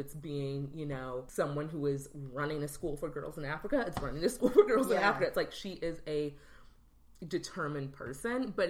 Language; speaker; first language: English; native; English